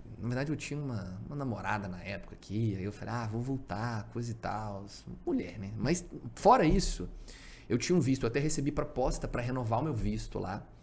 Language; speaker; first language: Portuguese; native; Portuguese